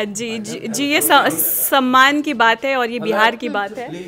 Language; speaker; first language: Hindi; native; Hindi